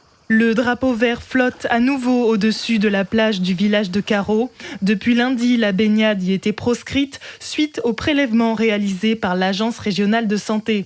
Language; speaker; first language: French; native; French